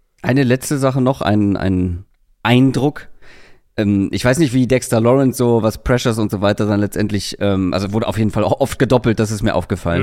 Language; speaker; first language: German; native; German